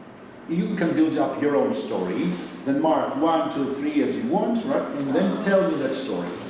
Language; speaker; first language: English; non-native, fluent; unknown